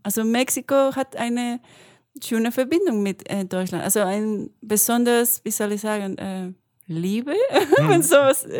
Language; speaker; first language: German; non-native, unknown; Spanish